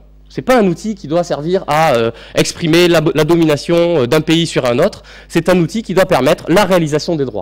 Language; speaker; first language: French; native; French